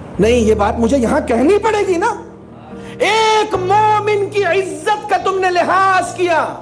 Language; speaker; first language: Urdu; native; Urdu